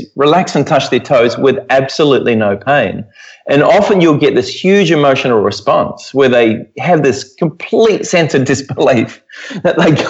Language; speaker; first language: English; native; English